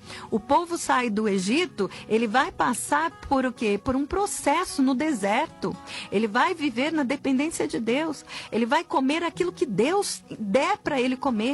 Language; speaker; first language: Portuguese; native; Portuguese